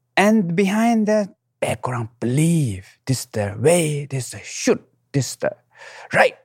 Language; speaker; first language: English; non-native, local second language; Tibetan